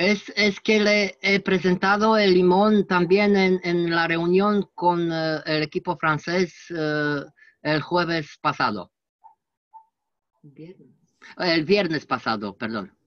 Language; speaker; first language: Spanish; non-native, learner; French